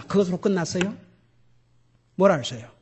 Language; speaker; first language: Korean; native; Korean